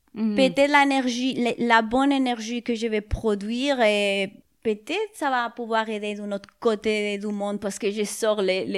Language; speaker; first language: French; non-native, fluent; Spanish